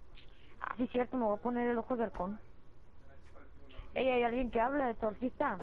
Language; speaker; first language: Spanish; native; Spanish